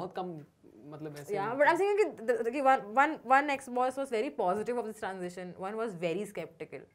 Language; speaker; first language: English; non-native, local second language; Hindi